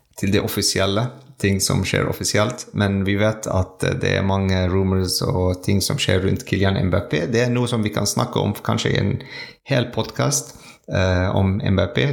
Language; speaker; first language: Norwegian; non-native, learner; French